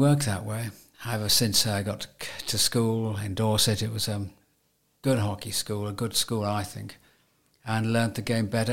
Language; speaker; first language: English; native; English